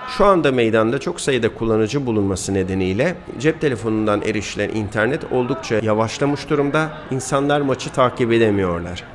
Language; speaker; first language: Turkish; native; Turkish